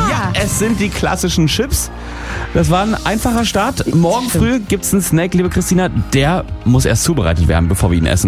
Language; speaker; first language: German; native; German